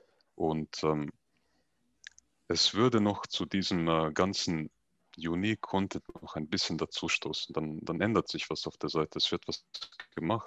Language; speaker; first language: German; native; German